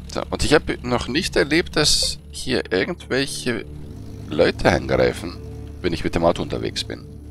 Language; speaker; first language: German; native; German